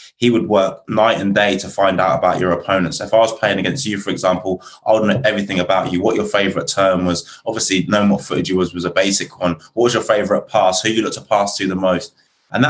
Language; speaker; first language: English; native; English